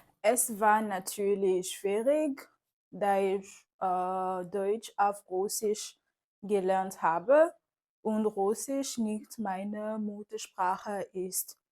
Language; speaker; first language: German; non-native, fluent; Fon